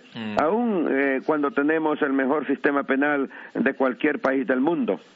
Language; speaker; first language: Spanish; native; Spanish